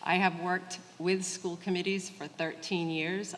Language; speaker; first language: English; early bilingual, other home language; Portuguese